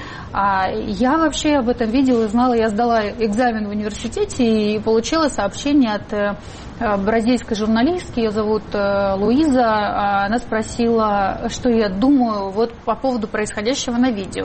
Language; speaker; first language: Russian; native; Russian